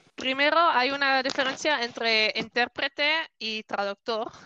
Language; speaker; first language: Spanish; non-native, fluent; Dutch